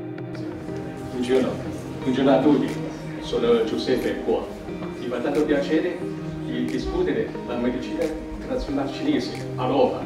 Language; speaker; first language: Italian; non-native, learner; Chinese